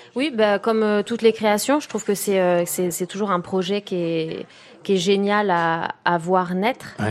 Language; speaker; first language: French; native; French